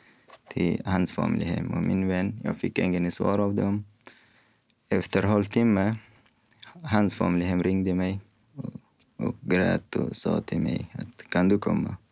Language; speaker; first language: Swedish; non-native, fluent; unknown